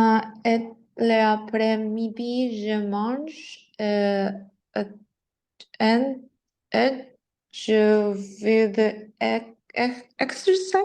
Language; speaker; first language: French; non-native, learner; English